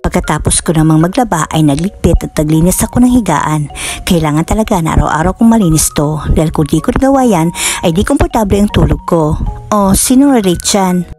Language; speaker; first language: Filipino; non-native, local second language; Cebuano